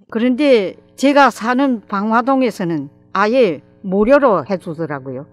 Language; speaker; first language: Korean; native; Korean